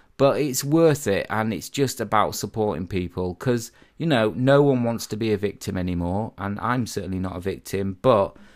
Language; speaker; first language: English; native; English